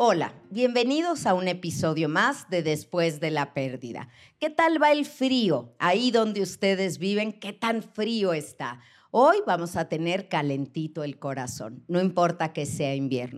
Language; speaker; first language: Spanish; native; Spanish